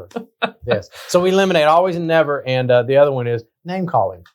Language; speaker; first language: English; native; English